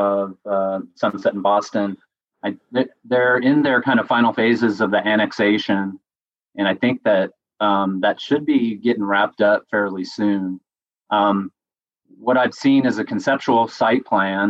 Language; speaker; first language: English; native; English